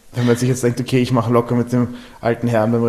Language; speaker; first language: German; native; German